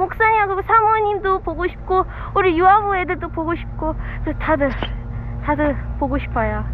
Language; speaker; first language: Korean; non-native, fluent; Filipino